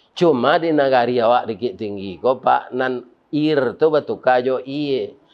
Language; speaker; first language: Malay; non-native, local second language; Minangkabau